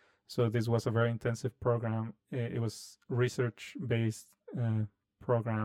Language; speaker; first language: English; non-native, fluent; Spanish